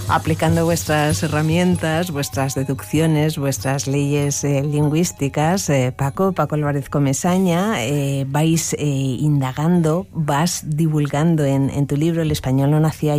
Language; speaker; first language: Spanish; native; Spanish